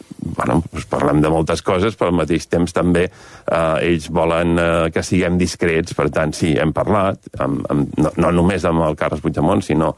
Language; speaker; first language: Catalan; native; Catalan